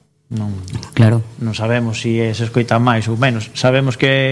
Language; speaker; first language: Galician; native; Galician